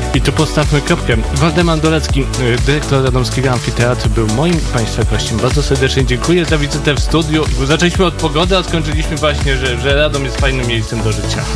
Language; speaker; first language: Polish; native; Polish